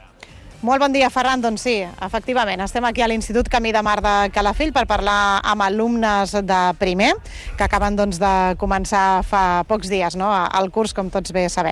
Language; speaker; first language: Catalan; native; Catalan